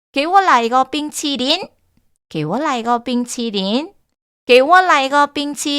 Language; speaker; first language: Chinese; non-native, fluent; Korean